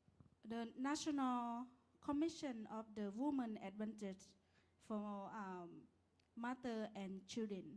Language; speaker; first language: English; non-native, learner; Lao